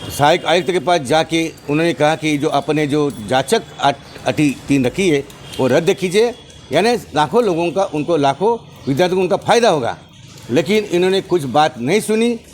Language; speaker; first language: Hindi; non-native, local second language; Marathi